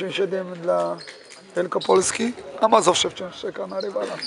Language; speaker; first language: Polish; native; Polish